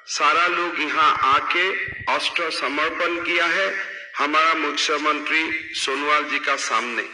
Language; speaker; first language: Hindi; non-native, local second language; Assamese